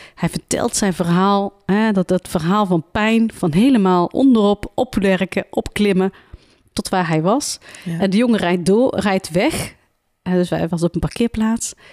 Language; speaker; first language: Dutch; early bilingual, other home language; Central Atlas Tamazight